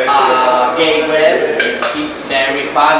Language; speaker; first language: English; non-native, learner; Spanish